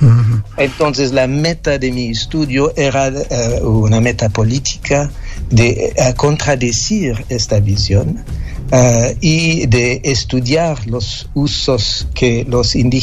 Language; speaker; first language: Spanish; non-native, fluent; French